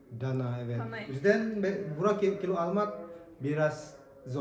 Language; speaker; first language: Turkish; non-native, learner; Indonesian